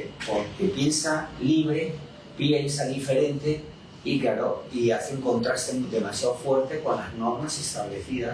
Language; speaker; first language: Spanish; native; Spanish